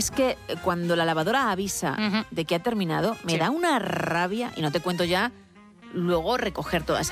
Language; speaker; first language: Spanish; native; Spanish